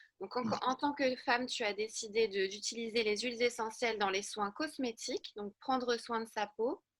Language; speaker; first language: French; native; French